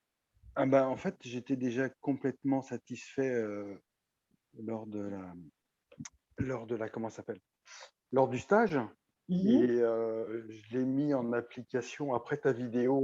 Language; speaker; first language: French; native; French